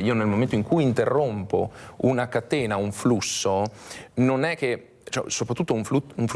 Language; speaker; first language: Italian; native; Italian